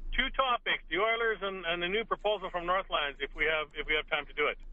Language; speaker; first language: English; native; English